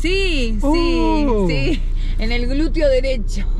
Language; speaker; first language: Spanish; native; Spanish